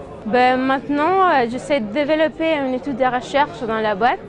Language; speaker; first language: French; non-native, fluent; Spanish